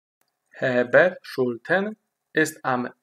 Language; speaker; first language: German; non-native, fluent; Polish